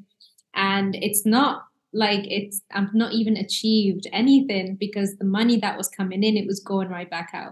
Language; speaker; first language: English; early bilingual, other home language; Arabic